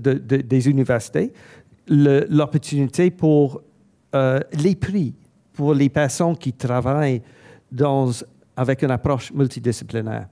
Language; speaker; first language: French; non-native, fluent; English